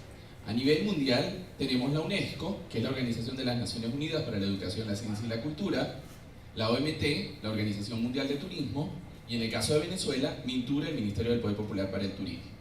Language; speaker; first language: Spanish; native; Spanish